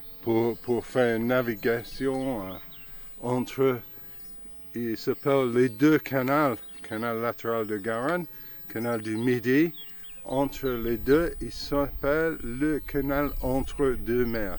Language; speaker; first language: French; non-native, fluent; English